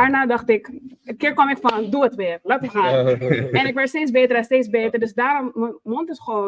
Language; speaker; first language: Dutch; native; Dutch